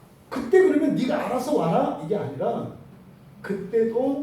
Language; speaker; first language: Korean; native; Korean